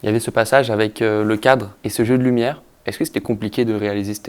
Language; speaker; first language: French; native; French